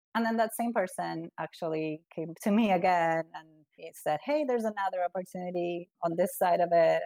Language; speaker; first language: English; non-native, fluent; Spanish